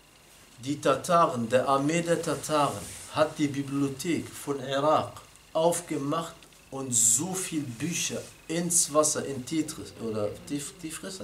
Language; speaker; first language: German; non-native, fluent; Arabic